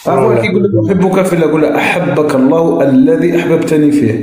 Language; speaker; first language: Arabic; native; Arabic